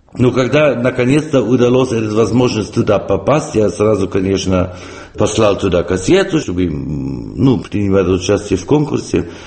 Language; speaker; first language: Russian; non-native, fluent; German